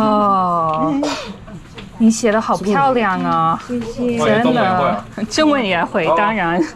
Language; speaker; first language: Chinese; non-native, fluent; English